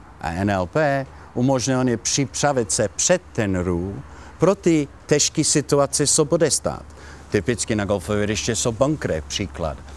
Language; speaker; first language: Czech; non-native, learner; Italian